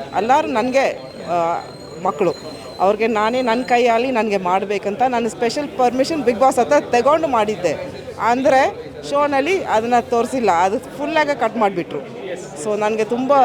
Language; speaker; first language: Kannada; non-native, fluent; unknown